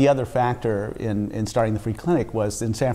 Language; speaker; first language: English; native; English